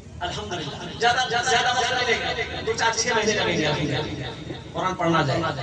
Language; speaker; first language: Urdu; native; Urdu